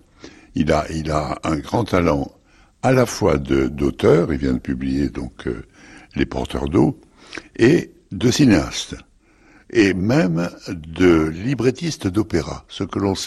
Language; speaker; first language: French; native; French